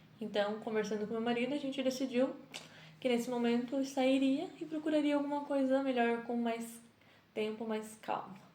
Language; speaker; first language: Portuguese; native; Portuguese